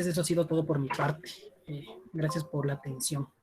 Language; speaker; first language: Spanish; native; Spanish